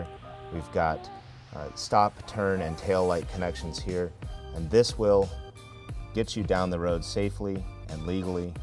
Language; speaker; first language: English; native; English